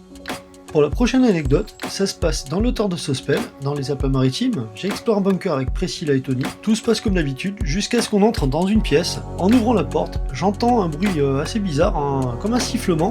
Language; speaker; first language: French; native; French